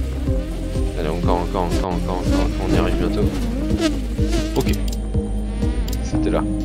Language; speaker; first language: French; native; French